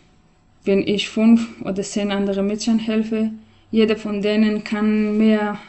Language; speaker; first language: German; non-native, learner; Persian